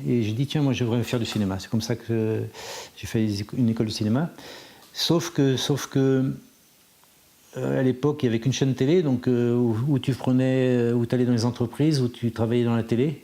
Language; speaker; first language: French; native; French